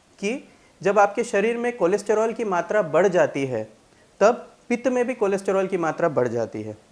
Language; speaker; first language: Hindi; non-native, local second language; Marathi